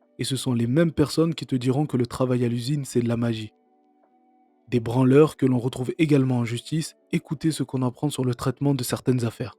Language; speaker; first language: French; native; French